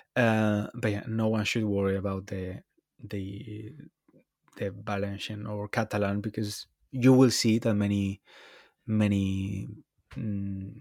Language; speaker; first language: English; non-native, fluent; Spanish